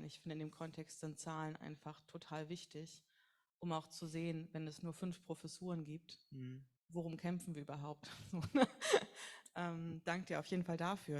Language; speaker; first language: German; native; German